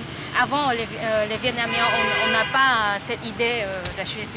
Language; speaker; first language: French; non-native, learner; Vietnamese